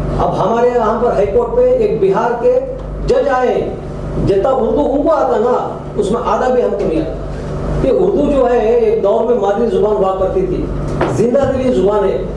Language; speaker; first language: Hindi; non-native, local second language; Urdu